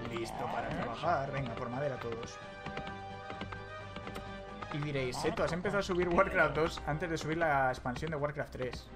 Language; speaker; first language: Spanish; native; Spanish